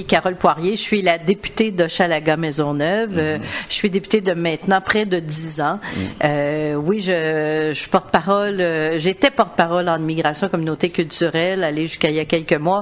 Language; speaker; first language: French; native; French